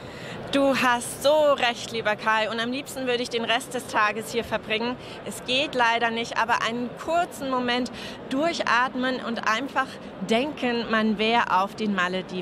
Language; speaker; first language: German; native; German